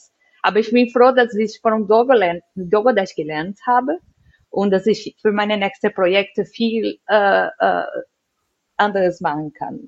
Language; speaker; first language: German; non-native, fluent; Portuguese